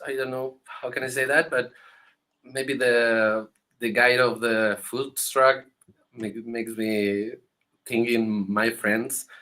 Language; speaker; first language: English; non-native, learner; Spanish